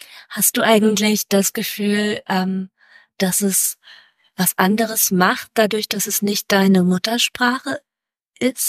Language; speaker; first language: German; native; German